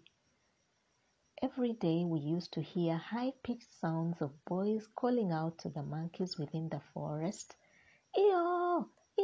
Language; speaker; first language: English; non-native, local second language; Luyia